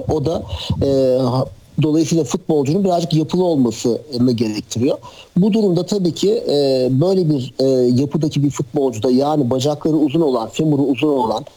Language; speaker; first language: Turkish; native; Turkish